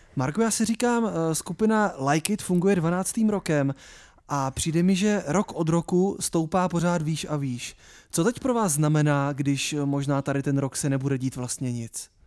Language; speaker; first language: Czech; native; Czech